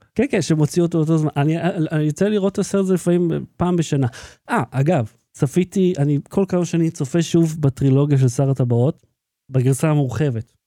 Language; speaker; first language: Hebrew; native; Hebrew